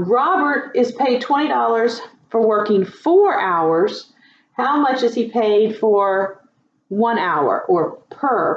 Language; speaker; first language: English; native; English